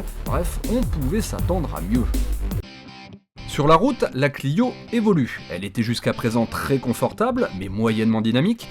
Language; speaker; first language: French; native; French